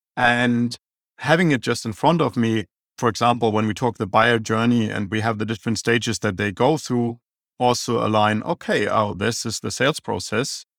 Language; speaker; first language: English; non-native, fluent; German